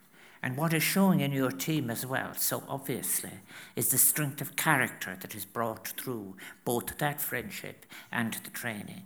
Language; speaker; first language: English; native; English